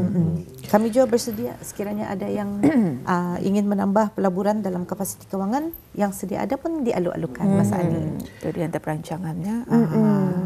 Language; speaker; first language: Malay; native; Malay